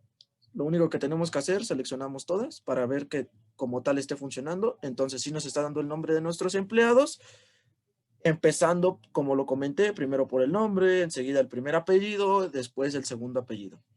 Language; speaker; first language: Spanish; native; Spanish